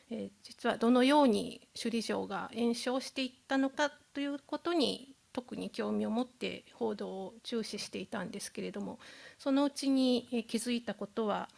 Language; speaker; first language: Japanese; native; Japanese